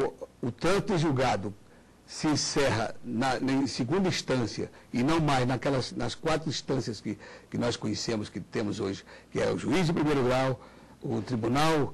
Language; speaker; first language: Portuguese; native; Portuguese